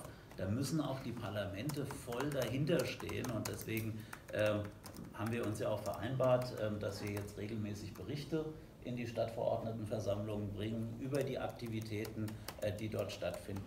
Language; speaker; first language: German; native; German